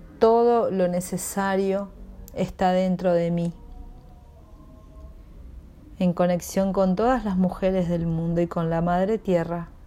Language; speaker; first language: Spanish; native; Spanish